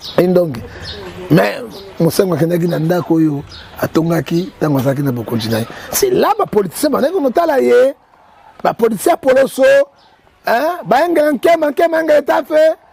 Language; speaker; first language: Lingala; native; Lingala